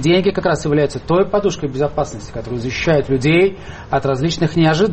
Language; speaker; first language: Russian; native; Russian